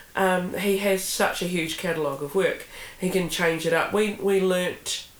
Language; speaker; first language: English; native; English